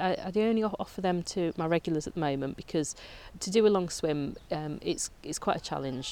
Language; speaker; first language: English; native; English